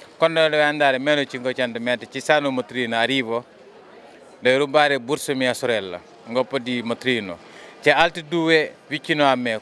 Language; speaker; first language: Italian; non-native, learner; Wolof